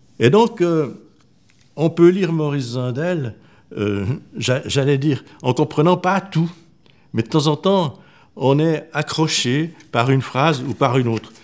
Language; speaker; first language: French; native; French